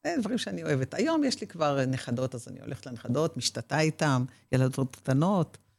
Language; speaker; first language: Hebrew; native; Hebrew